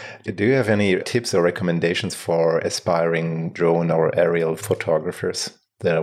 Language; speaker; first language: English; non-native, fluent; German